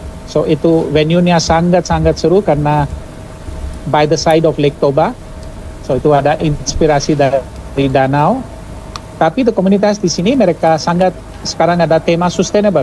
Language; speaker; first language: Indonesian; non-native, fluent; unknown